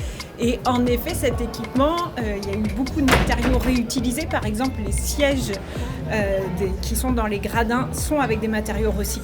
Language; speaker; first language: French; native; French